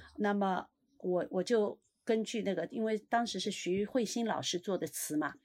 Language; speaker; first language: Chinese; native; Chinese